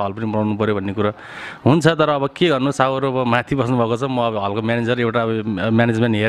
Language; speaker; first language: Nepali; native; Nepali